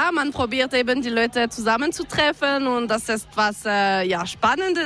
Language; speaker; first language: German; non-native, local second language; French